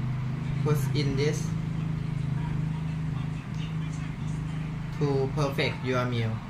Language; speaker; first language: English; non-native, learner; Thai